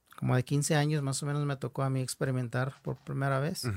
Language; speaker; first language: Spanish; non-native, local second language; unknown